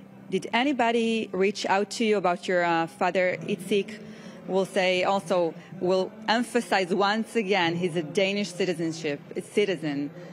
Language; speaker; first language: English; non-native, fluent; Hebrew